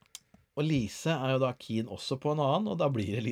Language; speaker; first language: Norwegian; native; Norwegian